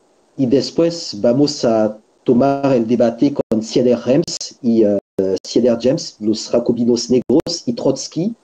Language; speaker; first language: Spanish; non-native, fluent; French